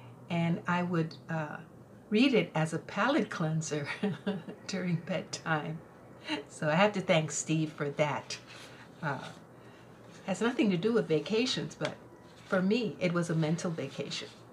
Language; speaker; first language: English; non-native, local second language; Spanish